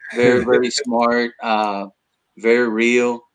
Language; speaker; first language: English; early bilingual, other home language; Spanish